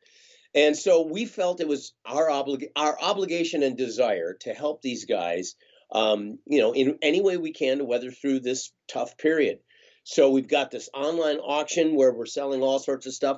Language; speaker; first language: English; native; English